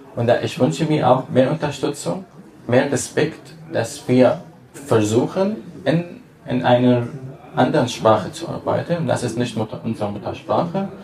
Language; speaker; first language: German; non-native, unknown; Arabic